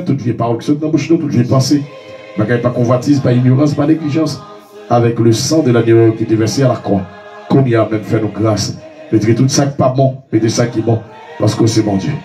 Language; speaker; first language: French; non-native, local second language; Haitian Creole